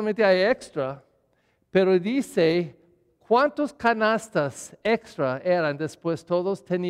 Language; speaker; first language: Spanish; non-native, learner; English